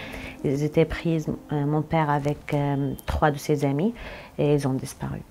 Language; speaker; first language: French; non-native, fluent; Arabic